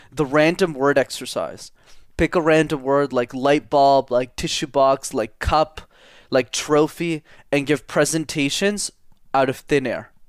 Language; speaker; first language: English; native; English